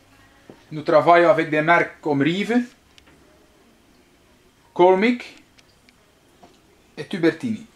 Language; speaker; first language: French; non-native, local second language; Dutch